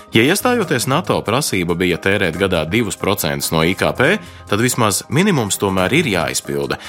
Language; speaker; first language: Latvian; early bilingual, heritage; Latvian